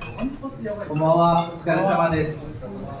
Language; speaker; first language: Japanese; non-native, learner; Filipino